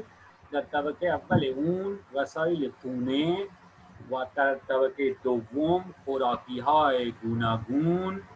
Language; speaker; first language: Persian; non-native, fluent; Urdu